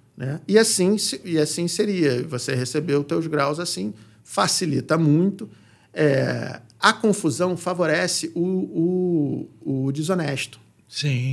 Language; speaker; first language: Portuguese; native; Portuguese